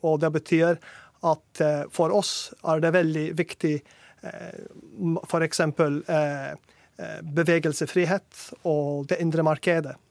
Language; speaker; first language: Norwegian; non-native, learner; English